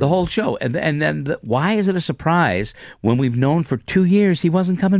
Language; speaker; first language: English; native; English